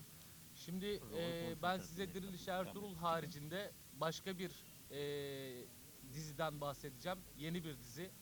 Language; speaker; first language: Turkish; native; Turkish